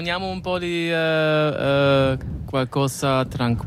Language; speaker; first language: Italian; non-native, learner; Czech